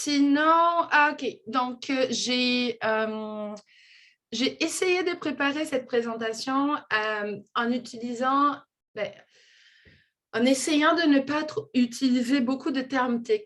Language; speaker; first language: French; non-native, fluent; Portuguese